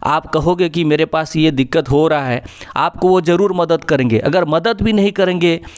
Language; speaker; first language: Hindi; non-native, local second language; Odia